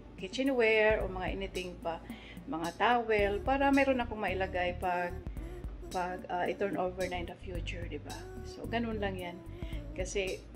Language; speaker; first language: Filipino; non-native, local second language; Cebuano